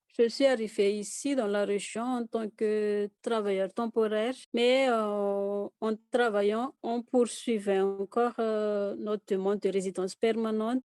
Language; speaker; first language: French; non-native, local second language; Malagasy